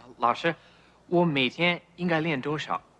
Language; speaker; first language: Chinese; non-native, fluent; English